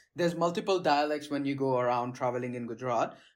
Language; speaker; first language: English; non-native, local second language; Gujarati